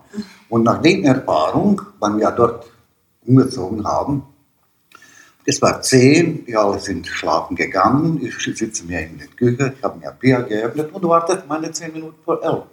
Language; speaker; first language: German; non-native, learner; Bosnian